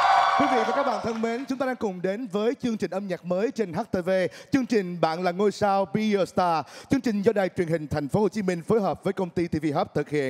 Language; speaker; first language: Vietnamese; native; Vietnamese